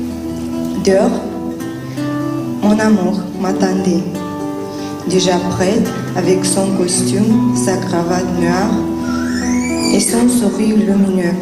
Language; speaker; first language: French; non-native, learner; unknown